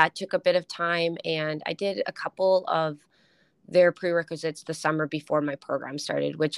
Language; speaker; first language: English; native; English